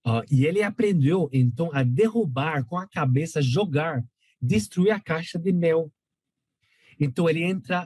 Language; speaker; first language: Portuguese; non-native, fluent; French